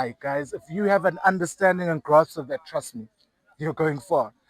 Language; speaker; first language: English; non-native, local second language; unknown